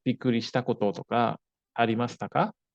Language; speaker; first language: Japanese; non-native, fluent; Indonesian